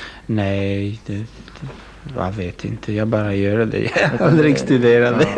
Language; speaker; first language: Swedish; non-native, learner; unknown